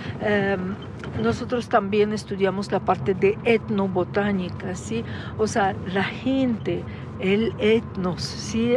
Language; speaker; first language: Spanish; non-native, fluent; Russian